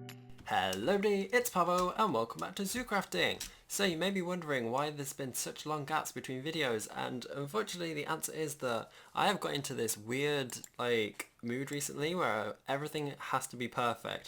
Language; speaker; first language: English; native; English